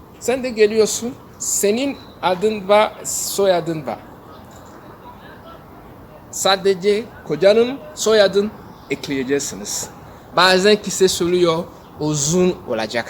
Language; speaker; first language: Turkish; non-native, learner; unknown